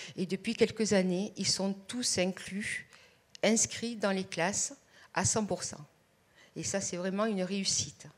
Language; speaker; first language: French; native; French